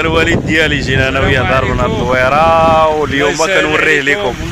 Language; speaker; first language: Arabic; native; Arabic